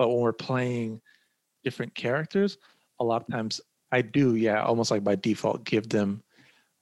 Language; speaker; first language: English; early bilingual, other home language; Somali